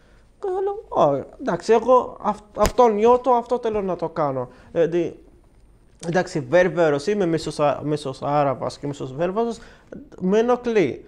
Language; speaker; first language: Greek; non-native, learner; Arabic